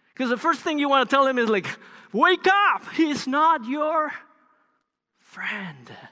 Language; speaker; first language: English; non-native, fluent; Spanish